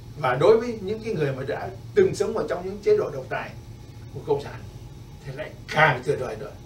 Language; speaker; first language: Vietnamese; native; Vietnamese